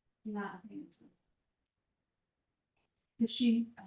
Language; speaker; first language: English; native; English